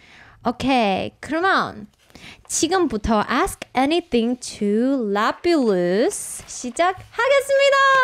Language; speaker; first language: Korean; non-native, fluent; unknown